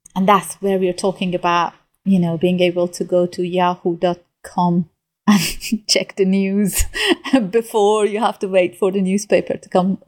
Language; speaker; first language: English; non-native, fluent; Persian